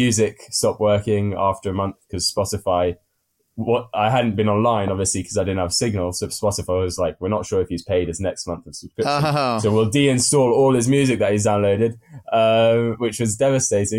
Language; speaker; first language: English; native; English